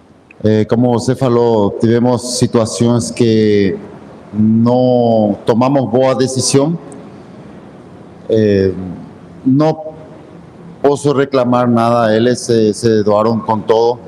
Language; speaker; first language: Portuguese; non-native, fluent; Spanish